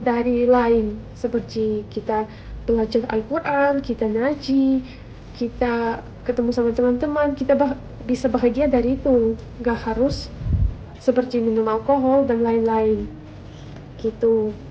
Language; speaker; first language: Indonesian; non-native, fluent; Russian